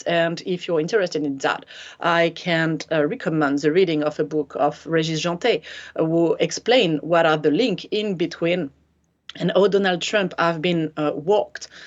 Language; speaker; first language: English; non-native, fluent; French